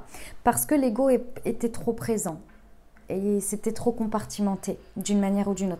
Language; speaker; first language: French; native; French